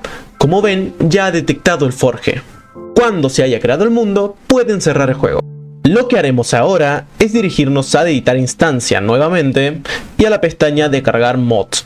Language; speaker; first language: Spanish; native; Spanish